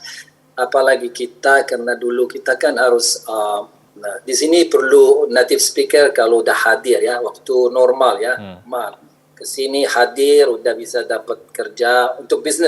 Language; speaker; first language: Indonesian; non-native, fluent; Arabic